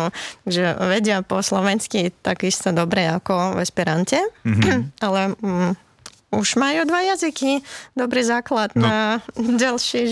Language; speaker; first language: Slovak; non-native, fluent; Latvian